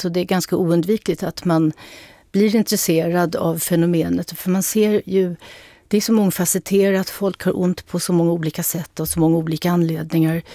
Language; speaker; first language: Swedish; early bilingual, heritage; Swedish